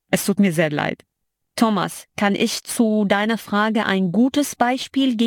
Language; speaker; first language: German; non-native, fluent; Arabic